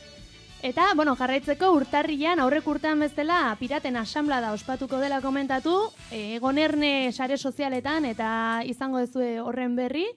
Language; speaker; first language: Basque; native; Basque